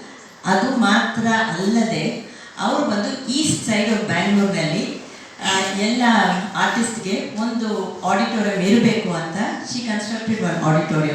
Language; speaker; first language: Kannada; non-native, local second language; Telugu